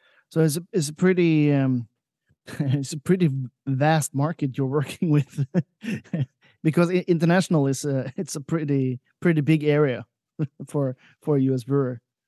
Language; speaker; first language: English; non-native, fluent; Norwegian